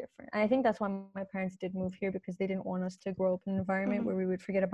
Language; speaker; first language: English; native; English